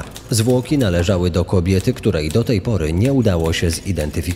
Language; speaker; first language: Polish; native; Polish